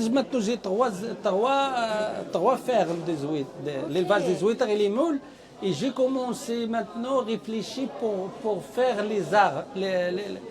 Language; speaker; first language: French; non-native, learner; Arabic